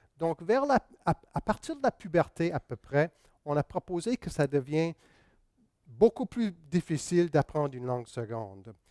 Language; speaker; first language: French; non-native, local second language; English